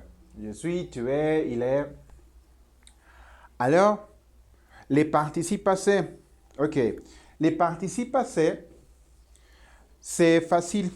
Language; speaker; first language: French; non-native, learner; Spanish